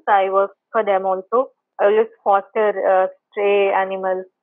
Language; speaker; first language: English; non-native, local second language; Telugu